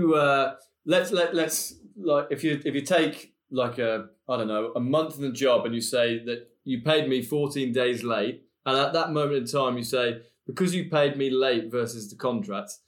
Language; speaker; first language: English; native; English